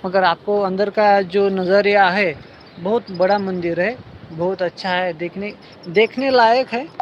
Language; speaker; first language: Hindi; non-native, local second language; Marathi